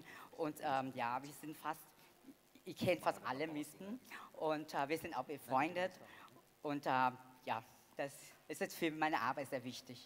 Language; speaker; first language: German; non-native, fluent; Vietnamese